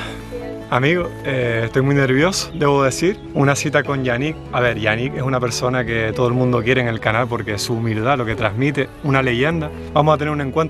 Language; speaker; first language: Spanish; native; Spanish